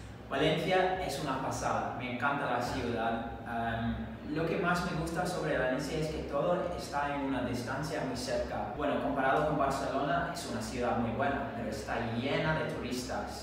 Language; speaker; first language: Spanish; non-native, fluent; English